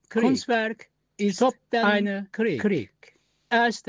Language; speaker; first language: German; non-native, learner; Turkish